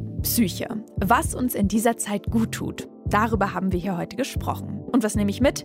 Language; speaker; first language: German; native; German